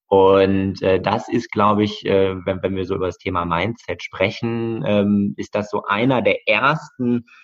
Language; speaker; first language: German; native; German